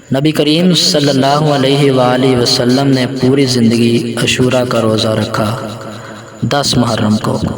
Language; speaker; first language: Urdu; non-native, local second language; Punjabi